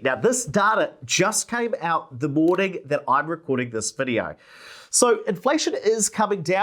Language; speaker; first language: English; native; English